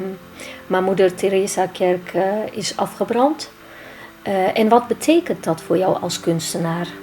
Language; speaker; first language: Dutch; non-native, fluent; Turkish